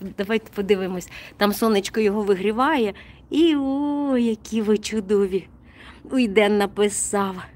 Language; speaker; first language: Ukrainian; non-native, local second language; Russian